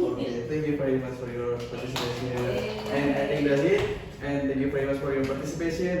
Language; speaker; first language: English; non-native, learner; Indonesian